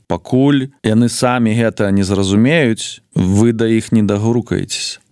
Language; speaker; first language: Belarusian; non-native, local second language; Russian